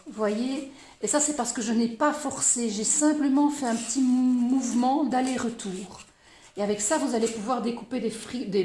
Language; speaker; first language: French; native; French